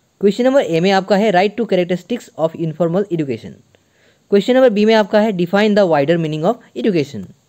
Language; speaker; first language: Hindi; non-native, local second language; Assamese